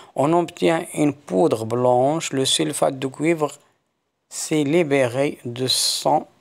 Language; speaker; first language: French; non-native, local second language; Arabic